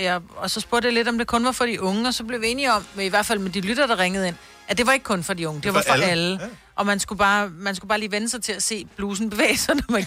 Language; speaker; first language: Danish; native; Danish